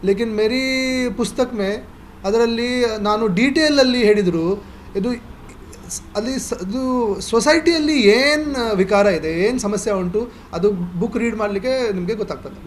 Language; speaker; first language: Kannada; non-native, learner; Kashmiri